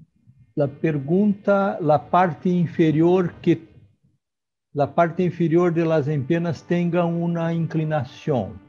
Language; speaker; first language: Spanish; non-native, learner; Portuguese